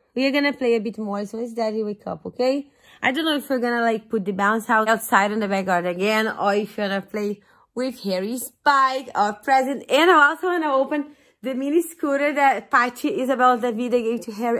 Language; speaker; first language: English; non-native, fluent; Portuguese